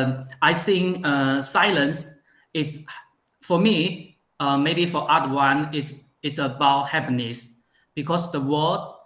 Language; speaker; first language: English; non-native, learner; Chinese